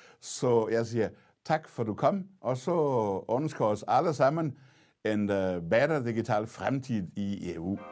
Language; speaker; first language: Danish; non-native, fluent; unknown